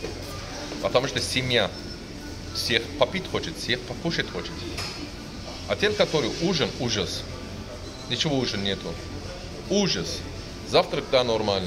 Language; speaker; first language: Russian; non-native, learner; Turkish